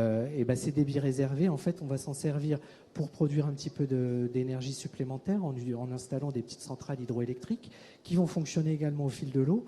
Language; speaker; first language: French; native; French